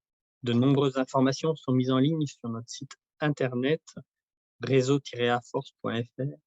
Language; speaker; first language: French; native; French